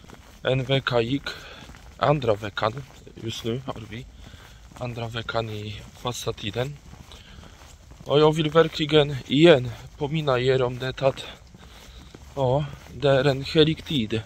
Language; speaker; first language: Swedish; non-native, fluent; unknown